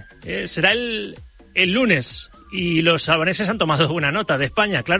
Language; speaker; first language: Spanish; native; Spanish